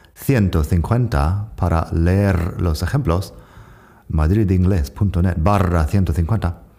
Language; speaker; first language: Spanish; non-native, fluent; English